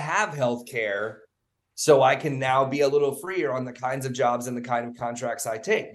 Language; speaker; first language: English; native; English